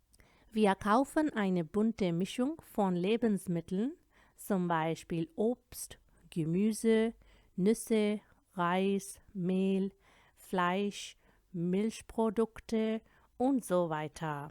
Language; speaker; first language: German; non-native, fluent; Urdu